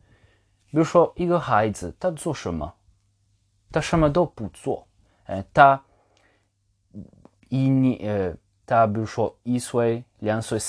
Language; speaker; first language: Chinese; non-native, fluent; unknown